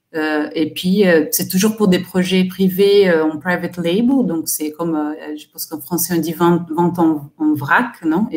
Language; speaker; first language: French; non-native, fluent; Portuguese